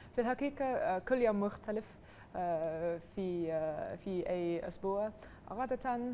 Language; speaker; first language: Arabic; non-native, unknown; English